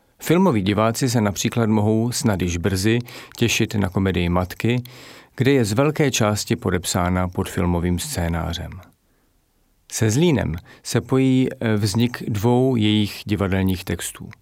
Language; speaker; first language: Czech; native; Czech